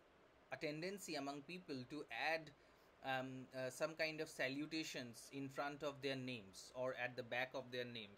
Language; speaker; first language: English; non-native, local second language; Bangla